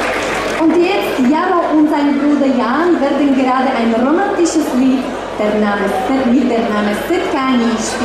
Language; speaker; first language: German; non-native, fluent; Slovak